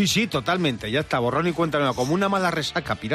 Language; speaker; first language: Spanish; native; Spanish